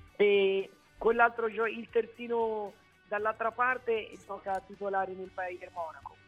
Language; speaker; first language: Italian; early bilingual, other home language; Arabic